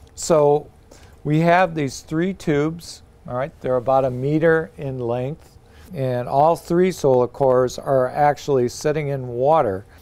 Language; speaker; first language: English; native; English